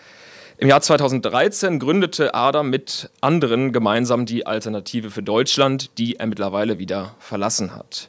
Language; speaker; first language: German; native; German